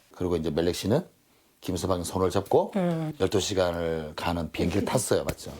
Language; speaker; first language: Korean; native; Korean